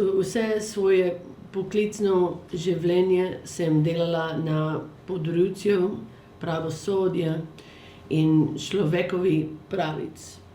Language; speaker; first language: Slovenian; early bilingual, heritage; English